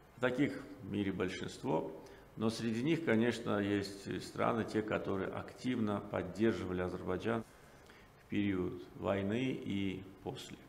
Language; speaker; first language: Russian; non-native, local second language; Azerbaijani